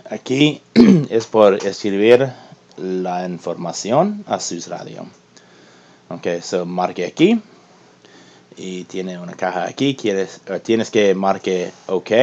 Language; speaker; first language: Spanish; non-native, learner; English